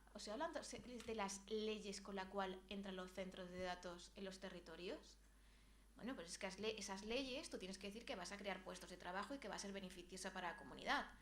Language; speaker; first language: Spanish; native; Spanish